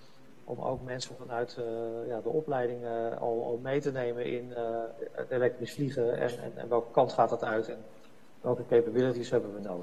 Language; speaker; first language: Dutch; native; Dutch